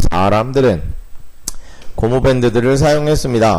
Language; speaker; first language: Korean; native; Korean